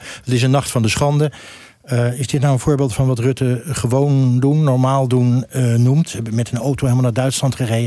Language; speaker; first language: Dutch; native; Dutch